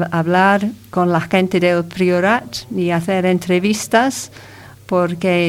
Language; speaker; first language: Spanish; non-native, fluent; English